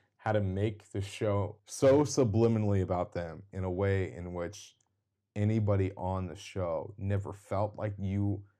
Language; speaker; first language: English; native; English